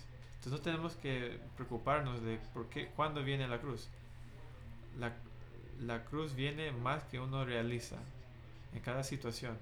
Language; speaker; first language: Spanish; non-native, fluent; English